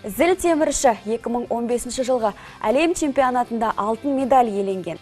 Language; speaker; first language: Kazakh; native; Kazakh